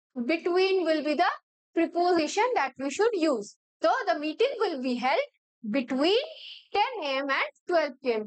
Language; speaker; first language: English; non-native, local second language; Bangla